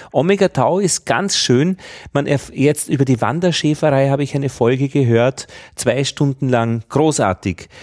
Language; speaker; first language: German; native; German